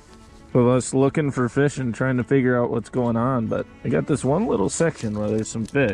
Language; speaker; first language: English; native; English